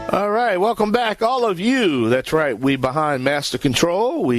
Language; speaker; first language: English; native; English